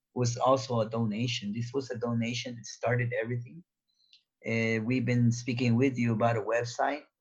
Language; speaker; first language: English; native; English